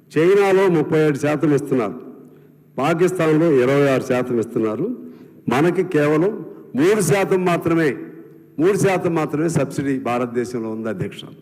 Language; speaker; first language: Telugu; native; Telugu